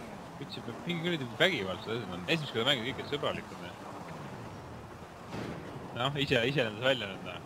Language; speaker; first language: Estonian; native; Estonian